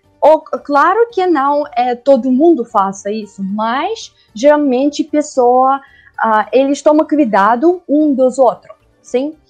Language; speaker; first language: Portuguese; non-native, learner; Russian